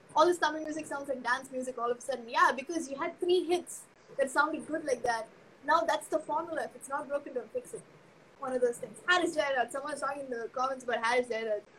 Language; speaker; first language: English; non-native, local second language; Tamil